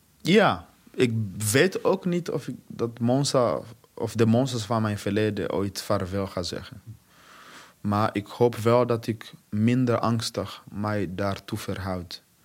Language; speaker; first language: Dutch; non-native, fluent; Swahili